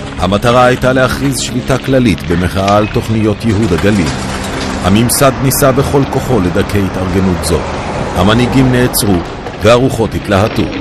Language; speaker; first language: Hebrew; native; Hebrew